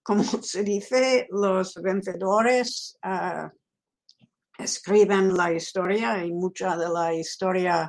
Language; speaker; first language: Spanish; non-native, fluent; English